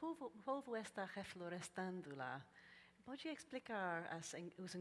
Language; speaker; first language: Portuguese; non-native, learner; English